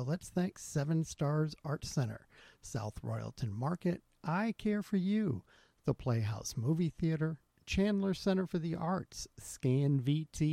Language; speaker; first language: English; native; English